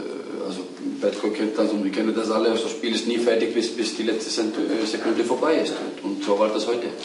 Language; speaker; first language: German; non-native, fluent; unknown